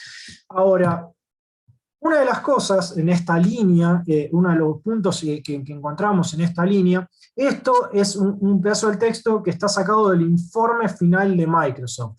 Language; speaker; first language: Spanish; native; Spanish